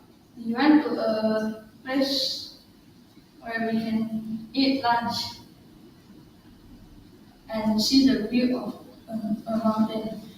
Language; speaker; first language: English; non-native, learner; Indonesian